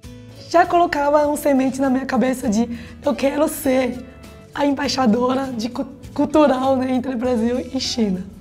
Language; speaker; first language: Portuguese; non-native, fluent; Chinese